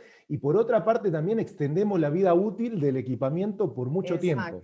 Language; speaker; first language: Spanish; native; Spanish